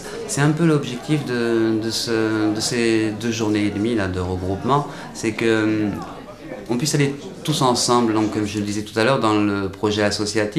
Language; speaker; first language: French; native; French